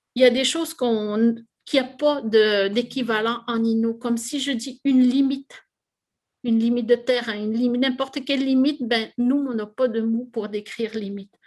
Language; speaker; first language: French; non-native, local second language; Innu-aimun